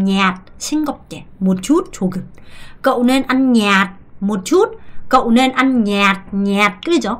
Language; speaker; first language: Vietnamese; non-native, fluent; Korean